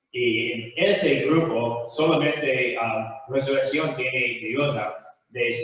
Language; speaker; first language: Spanish; non-native, fluent; English